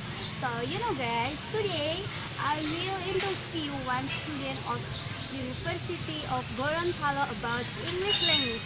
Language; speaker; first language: English; non-native, learner; Indonesian